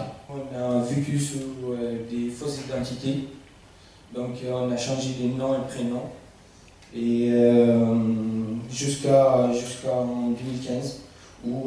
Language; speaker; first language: French; non-native, fluent; Arabic